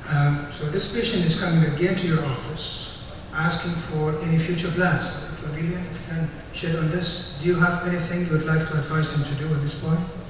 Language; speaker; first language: English; non-native, fluent; Arabic